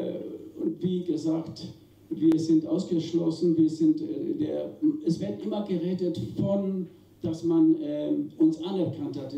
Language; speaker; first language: German; non-native, fluent; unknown